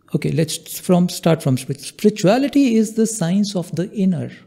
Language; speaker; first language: English; non-native, local second language; Hindi